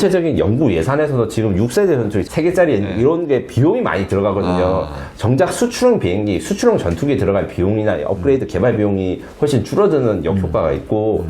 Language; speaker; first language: Korean; native; Korean